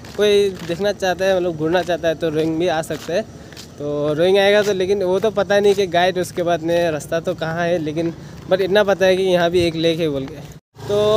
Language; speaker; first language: Hindi; non-native, local second language; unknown